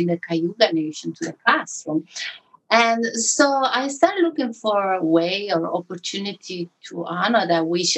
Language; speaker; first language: English; non-native, fluent; Italian